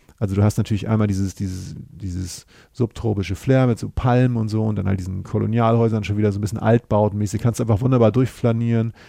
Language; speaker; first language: German; native; German